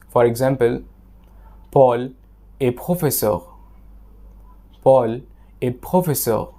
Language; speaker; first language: French; non-native, fluent; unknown